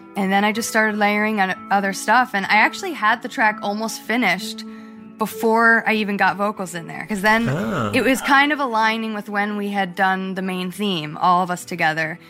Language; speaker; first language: English; native; English